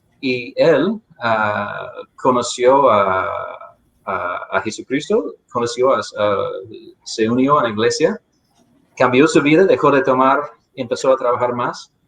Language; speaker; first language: Spanish; non-native, fluent; English